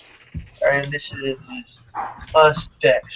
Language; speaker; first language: English; native; English